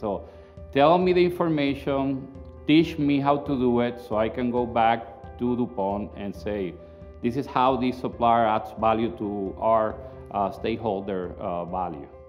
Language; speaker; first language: English; non-native, local second language; Spanish